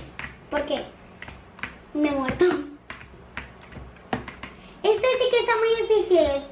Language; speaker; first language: Spanish; native; Spanish